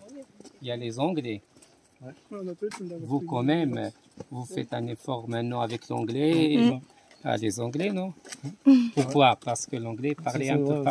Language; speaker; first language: French; non-native, local second language; Arabic